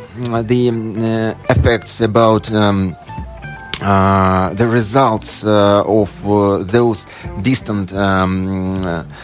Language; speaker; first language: English; non-native, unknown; Russian